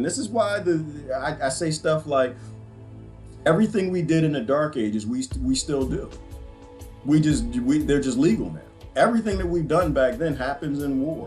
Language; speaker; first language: English; native; English